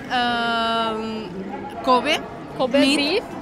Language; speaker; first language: English; non-native, fluent; German